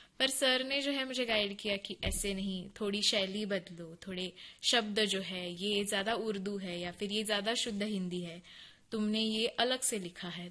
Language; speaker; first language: Hindi; non-native, local second language; Konkani